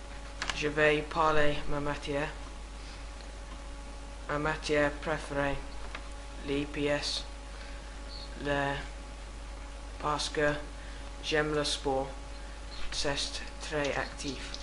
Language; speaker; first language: French; non-native, learner; English